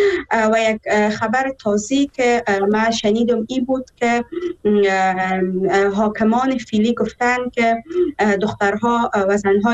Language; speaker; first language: Persian; native; Persian